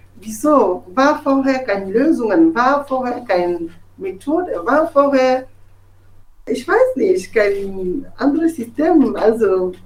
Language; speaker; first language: German; non-native, fluent; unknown